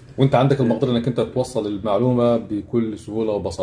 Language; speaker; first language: Arabic; native; Arabic